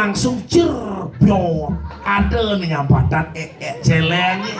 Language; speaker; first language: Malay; non-native, local second language; Balinese